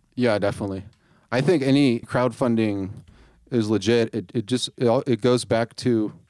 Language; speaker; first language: English; native; English